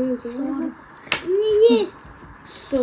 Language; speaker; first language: Russian; early bilingual, other home language; Armenian